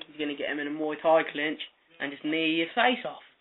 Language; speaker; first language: English; native; English